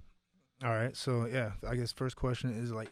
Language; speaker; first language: English; native; English